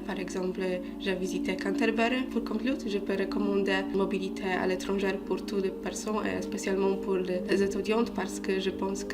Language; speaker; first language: French; non-native, fluent; Polish